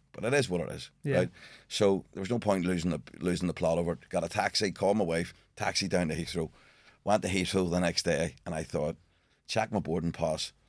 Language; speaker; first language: English; native; English